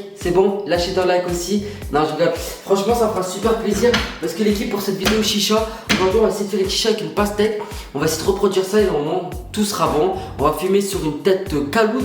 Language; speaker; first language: French; native; French